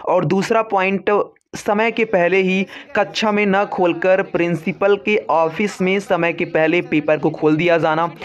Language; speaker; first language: Hindi; native; Hindi